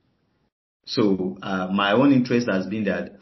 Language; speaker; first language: English; non-native, local second language; Yoruba